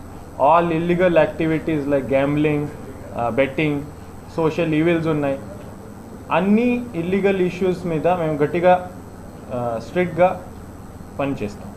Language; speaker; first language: Telugu; non-native, learner; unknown